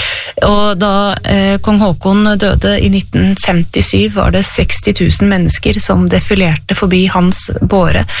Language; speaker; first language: Norwegian; native; Norwegian